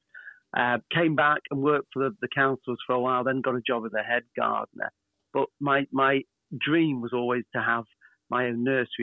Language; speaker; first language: English; native; English